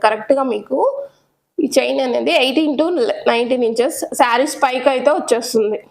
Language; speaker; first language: Telugu; native; Telugu